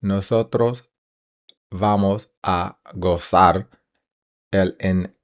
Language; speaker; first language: Spanish; non-native, learner; English